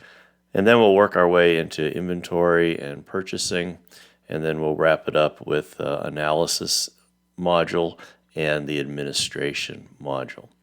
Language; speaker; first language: English; native; English